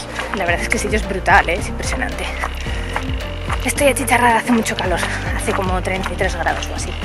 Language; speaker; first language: Spanish; native; Spanish